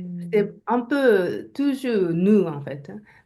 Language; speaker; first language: French; non-native, learner; Japanese